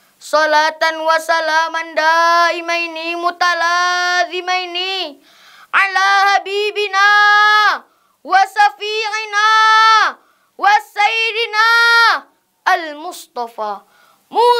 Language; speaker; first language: Arabic; non-native, learner; Indonesian